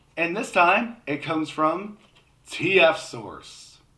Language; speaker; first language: English; native; English